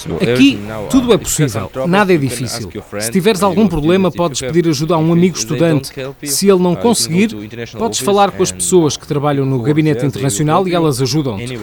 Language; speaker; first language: Portuguese; non-native, learner; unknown